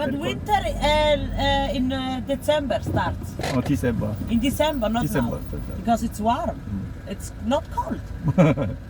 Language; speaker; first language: English; non-native, learner; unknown